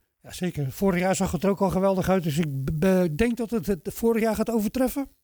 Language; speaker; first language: Dutch; native; Dutch